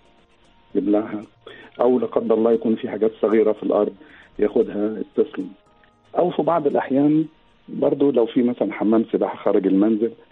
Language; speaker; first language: Arabic; native; Arabic